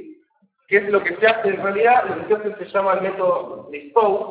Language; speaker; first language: Spanish; native; Spanish